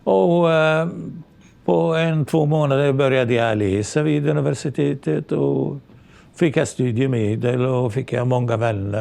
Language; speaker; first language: Swedish; non-native, local second language; Arabic